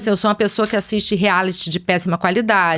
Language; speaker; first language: Portuguese; native; Portuguese